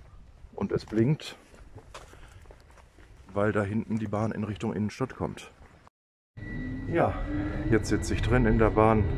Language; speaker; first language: German; native; German